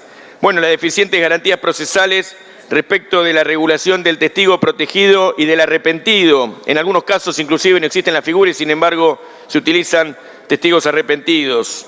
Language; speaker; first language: Spanish; native; Spanish